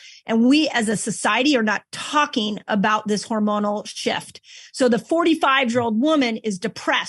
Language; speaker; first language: English; native; English